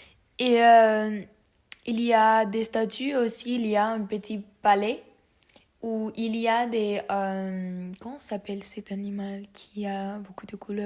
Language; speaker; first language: French; non-native, learner; Spanish